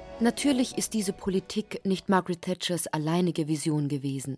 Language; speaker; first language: German; native; German